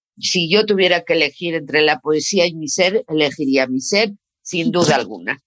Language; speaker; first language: Spanish; native; Spanish